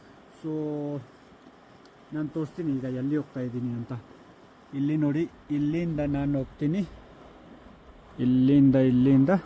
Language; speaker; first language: Kannada; non-native, fluent; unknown